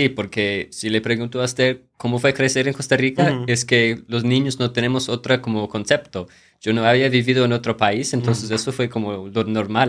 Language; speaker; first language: Spanish; non-native, fluent; English